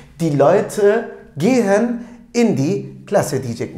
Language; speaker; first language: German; non-native, fluent; Turkish